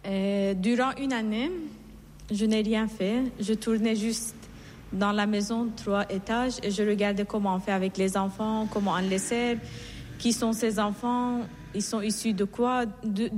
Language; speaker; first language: French; non-native, fluent; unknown